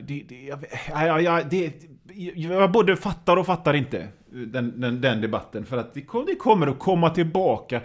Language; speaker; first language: Swedish; native; Swedish